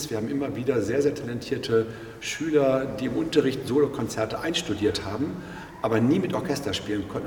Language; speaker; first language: German; native; German